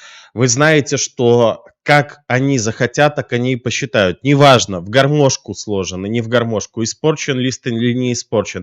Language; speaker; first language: Russian; native; Russian